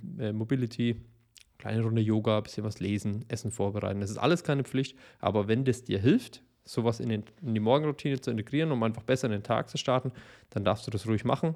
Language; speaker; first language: German; native; German